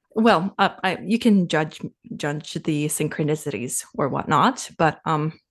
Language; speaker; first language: English; non-native, fluent; Finnish